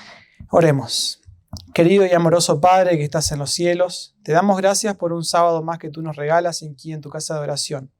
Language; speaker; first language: Spanish; native; Spanish